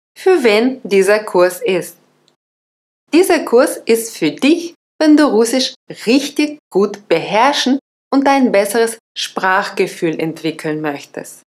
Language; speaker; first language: German; non-native, fluent; Russian